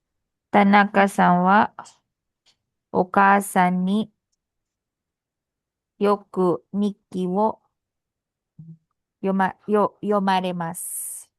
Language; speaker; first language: Japanese; non-native, learner; Filipino